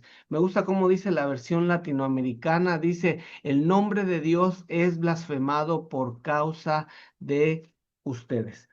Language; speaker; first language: Spanish; native; Spanish